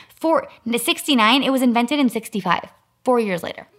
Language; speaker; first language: English; native; English